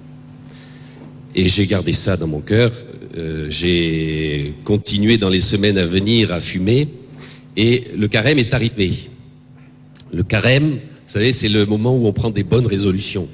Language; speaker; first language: French; native; French